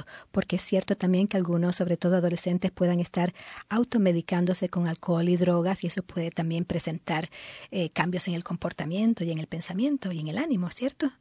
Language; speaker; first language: Spanish; native; Spanish